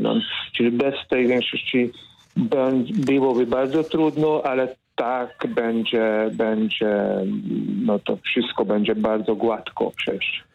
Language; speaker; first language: Polish; non-native, fluent; Hungarian